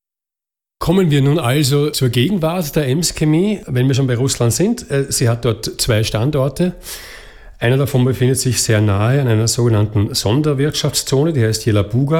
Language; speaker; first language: German; native; German